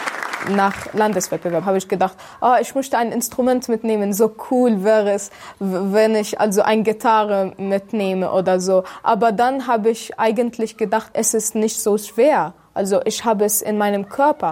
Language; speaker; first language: German; non-native, fluent; Arabic